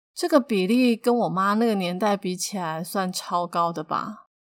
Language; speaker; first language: Chinese; non-native, local second language; Min Nan Chinese